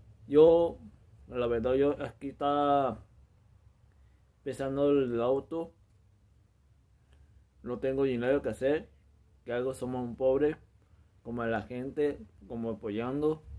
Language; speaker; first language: Spanish; non-native, local second language; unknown